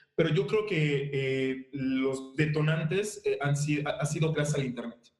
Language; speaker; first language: Spanish; early bilingual, other home language; Haitian Creole